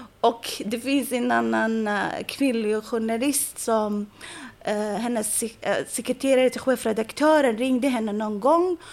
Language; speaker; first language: Swedish; non-native, fluent; Arabic